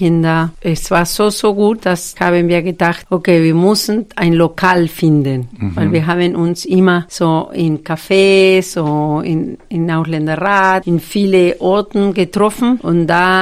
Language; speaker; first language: German; non-native, fluent; Spanish